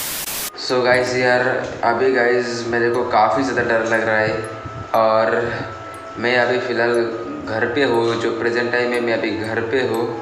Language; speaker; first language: Hindi; non-native, local second language; Bangla